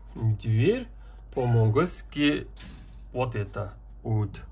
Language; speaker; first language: Russian; non-native, learner; Mongolian